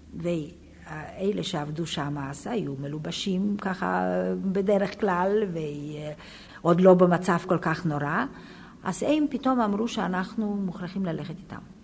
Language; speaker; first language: Hebrew; non-native, fluent; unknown